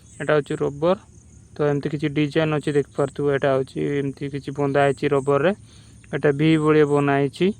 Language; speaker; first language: Odia; non-native, local second language; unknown